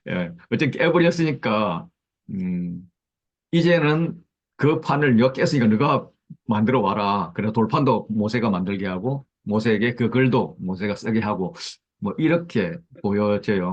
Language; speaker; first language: Korean; native; Korean